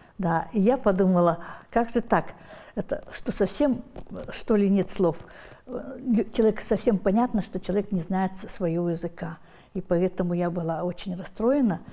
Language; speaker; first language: Russian; non-native, local second language; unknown